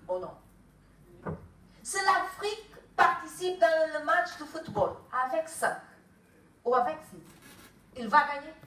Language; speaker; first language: French; non-native, fluent; Kabuverdianu